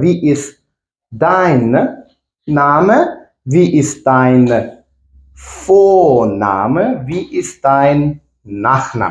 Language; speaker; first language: German; non-native, fluent; Ukrainian